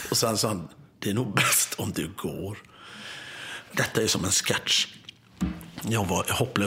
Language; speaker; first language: Swedish; native; Swedish